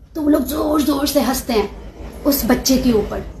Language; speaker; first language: Hindi; non-native, local second language; Bangla